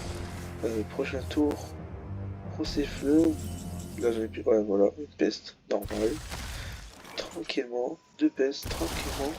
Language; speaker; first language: French; native; French